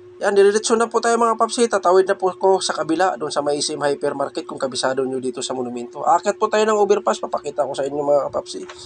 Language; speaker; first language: Filipino; non-native, local second language; Cebuano